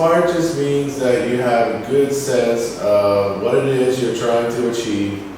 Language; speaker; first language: English; native; English